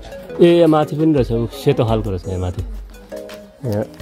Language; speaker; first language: Nepali; native; Nepali